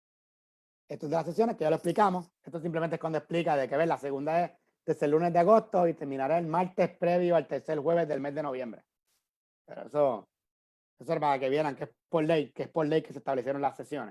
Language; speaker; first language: Spanish; native; Spanish